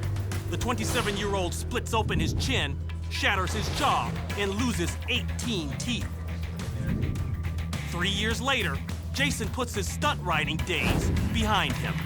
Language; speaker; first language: English; native; English